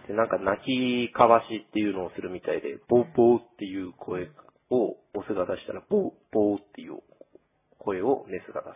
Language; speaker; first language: Japanese; native; Japanese